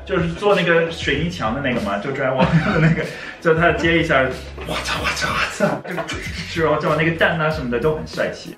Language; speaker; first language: Chinese; non-native, fluent; English